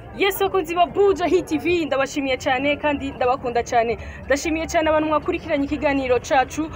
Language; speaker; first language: Rundi; native; Rundi